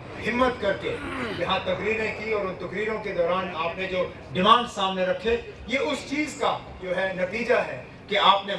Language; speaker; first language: Hindi; non-native, local second language; Kashmiri